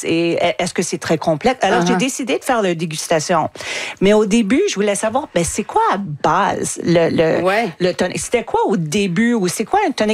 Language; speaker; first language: French; non-native, fluent; English